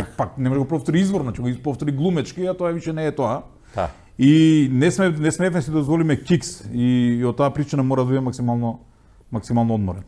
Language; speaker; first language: Macedonian; native; Macedonian